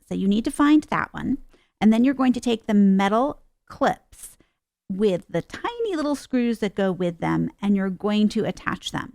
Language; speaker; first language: English; native; English